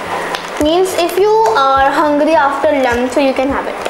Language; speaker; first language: English; non-native, local second language; Hindi